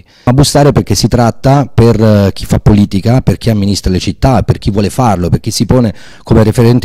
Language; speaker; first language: Italian; native; Italian